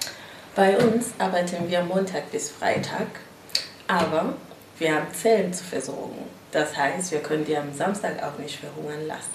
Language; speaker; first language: German; non-native, fluent; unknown